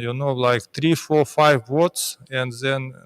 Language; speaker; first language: English; non-native, learner; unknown